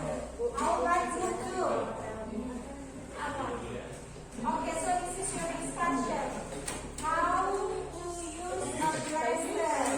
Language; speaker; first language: English; non-native, fluent; Indonesian